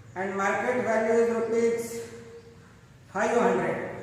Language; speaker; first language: English; non-native, local second language; Marathi